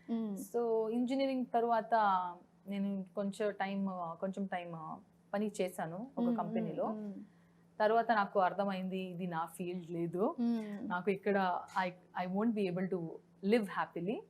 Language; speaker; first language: Telugu; non-native, local second language; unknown